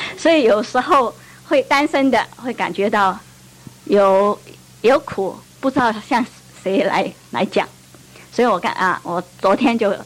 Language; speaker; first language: Chinese; non-native, local second language; Cantonese